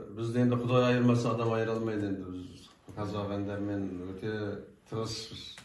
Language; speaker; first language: Kazakh; non-native, local second language; Turkish